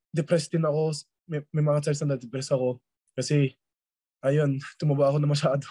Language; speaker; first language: Filipino; early bilingual, other home language; German